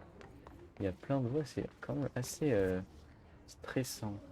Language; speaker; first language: French; native; French